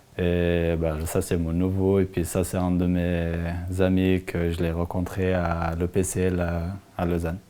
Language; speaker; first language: French; non-native, fluent; Persian